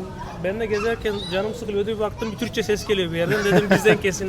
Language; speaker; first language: Turkish; native; Turkish